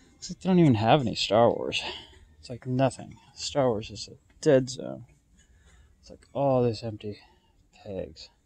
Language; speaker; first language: English; native; English